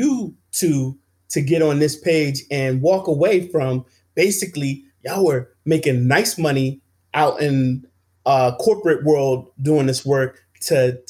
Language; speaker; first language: English; native; English